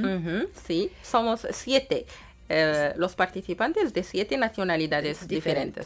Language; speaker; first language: Spanish; non-native, fluent; Arabic